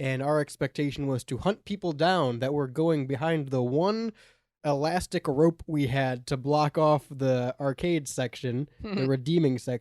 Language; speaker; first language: English; native; English